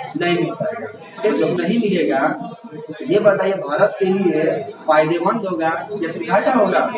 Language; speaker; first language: Hindi; native; Hindi